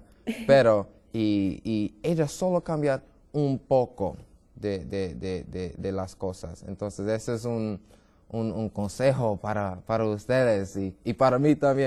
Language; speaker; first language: Spanish; non-native, learner; English